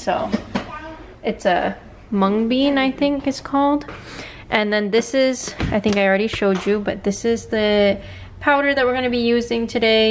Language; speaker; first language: English; native; English